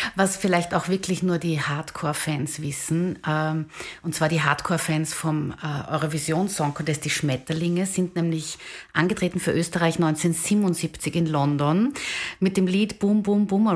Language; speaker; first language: German; native; German